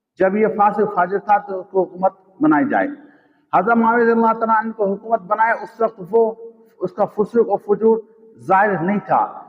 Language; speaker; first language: Urdu; non-native, local second language; Sindhi